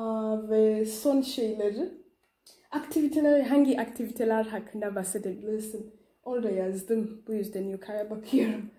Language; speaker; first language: Turkish; non-native, learner; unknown